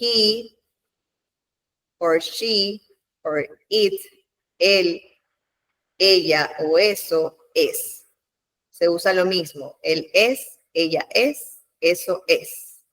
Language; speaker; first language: Spanish; non-native, fluent; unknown